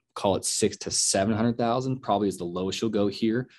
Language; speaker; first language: English; native; English